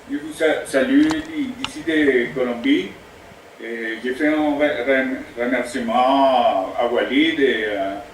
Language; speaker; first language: French; non-native, learner; Spanish